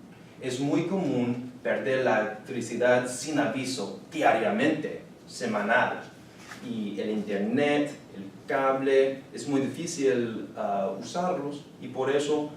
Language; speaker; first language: Spanish; non-native, learner; English